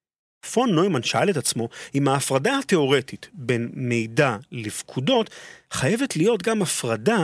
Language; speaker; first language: Hebrew; native; Hebrew